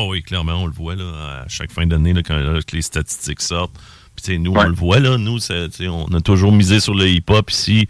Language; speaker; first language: French; native; French